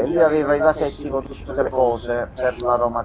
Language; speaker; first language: Italian; native; Italian